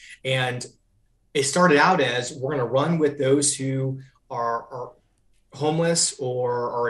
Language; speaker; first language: English; native; English